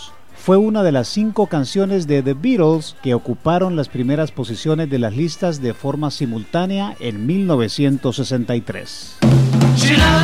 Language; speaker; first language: Spanish; native; Spanish